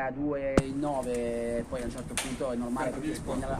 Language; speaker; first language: Italian; native; Italian